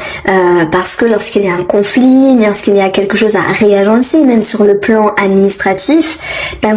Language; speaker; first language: French; native; French